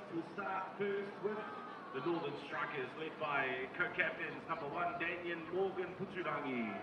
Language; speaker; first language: English; native; English